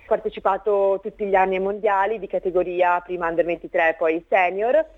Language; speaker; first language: Italian; native; Italian